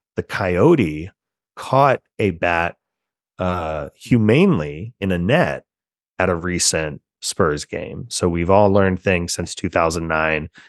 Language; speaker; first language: English; native; English